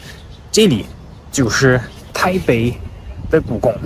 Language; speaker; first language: Chinese; non-native, fluent; German